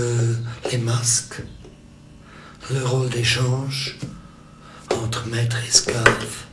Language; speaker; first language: French; non-native, local second language; German